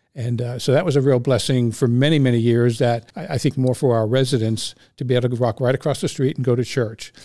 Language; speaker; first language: English; native; English